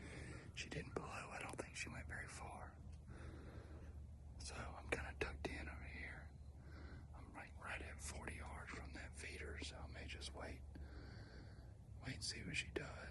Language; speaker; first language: English; native; English